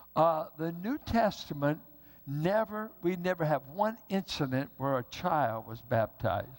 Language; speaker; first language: English; native; English